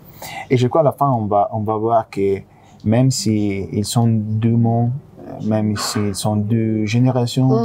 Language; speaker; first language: French; non-native, fluent; Italian